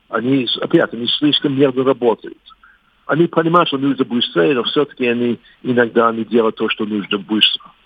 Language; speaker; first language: Russian; non-native, fluent; English